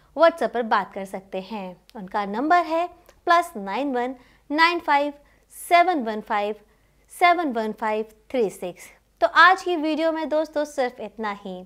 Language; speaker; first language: Hindi; native; Hindi